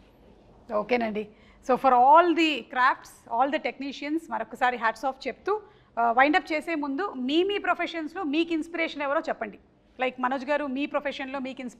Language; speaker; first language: Telugu; native; Telugu